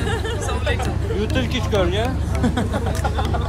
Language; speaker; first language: English; non-native, learner; Turkish